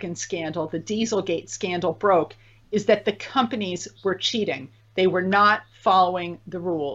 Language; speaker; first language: English; native; English